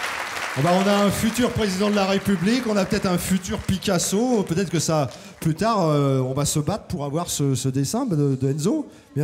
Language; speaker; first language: French; native; French